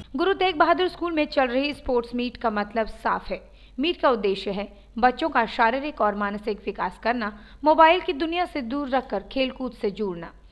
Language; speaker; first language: Hindi; native; Hindi